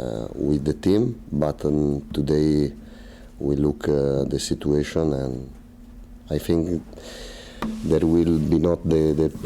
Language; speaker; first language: English; non-native, learner; Italian